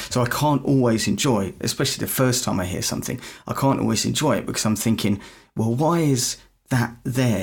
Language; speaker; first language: English; native; English